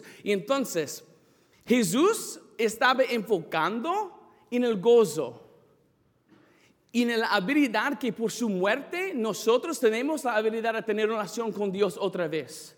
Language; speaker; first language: Spanish; non-native, fluent; English